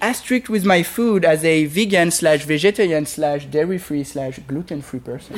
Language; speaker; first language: English; non-native, fluent; French